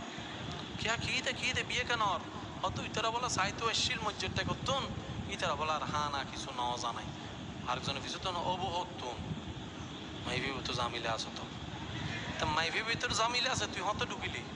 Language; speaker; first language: Bangla; non-native, local second language; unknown